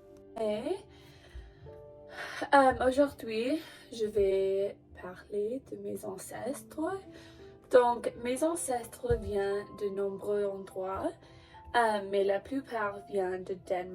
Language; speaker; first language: French; non-native, learner; English